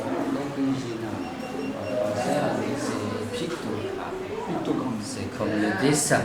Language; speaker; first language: French; non-native, learner; Chinese